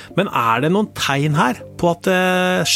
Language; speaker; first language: Norwegian; native; Norwegian